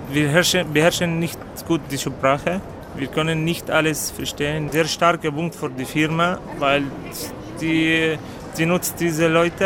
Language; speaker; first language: German; non-native, learner; Arabic